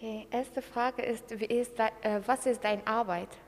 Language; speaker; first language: German; non-native, learner; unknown